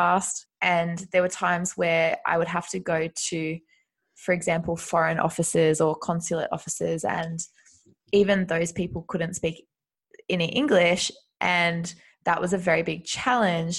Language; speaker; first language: English; native; English